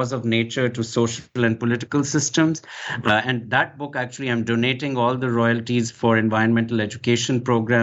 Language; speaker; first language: English; non-native, local second language; Urdu